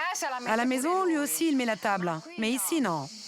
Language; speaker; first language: French; native; French